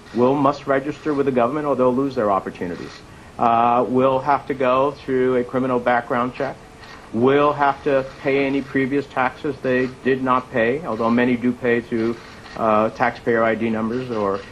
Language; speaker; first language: English; early bilingual, other home language; Spanish